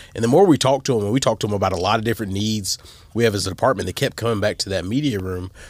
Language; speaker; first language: English; native; English